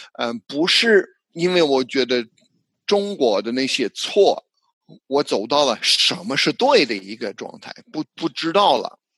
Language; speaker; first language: Chinese; non-native, fluent; English